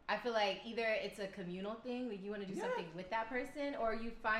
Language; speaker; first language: English; native; English